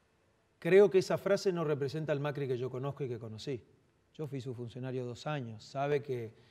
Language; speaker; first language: Spanish; native; Spanish